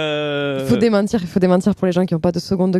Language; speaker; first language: French; native; French